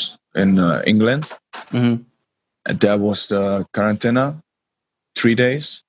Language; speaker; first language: English; non-native, learner; Czech